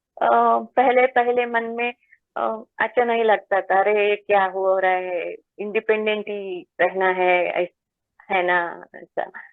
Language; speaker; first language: Hindi; non-native, local second language; Kannada